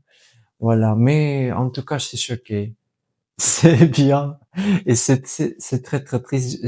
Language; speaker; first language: French; non-native, fluent; Russian